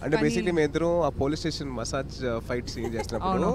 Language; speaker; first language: Telugu; native; Telugu